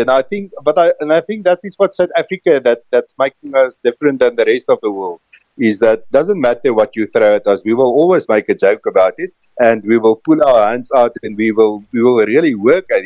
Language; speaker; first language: English; non-native, local second language; Afrikaans